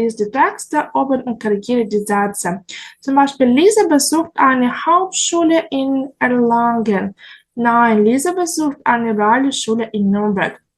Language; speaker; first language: German; non-native, learner; Ukrainian